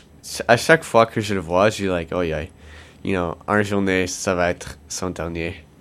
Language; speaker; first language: French; non-native, local second language; English